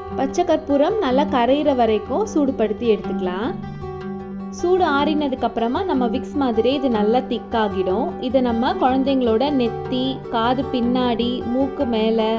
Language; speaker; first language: Tamil; native; Tamil